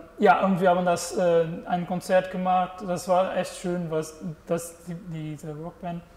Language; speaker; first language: German; non-native, learner; Portuguese